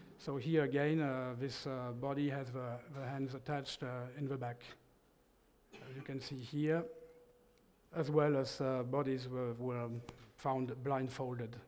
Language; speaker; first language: English; non-native, fluent; French